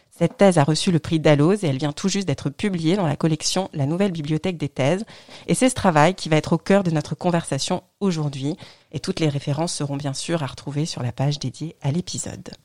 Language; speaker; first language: French; native; French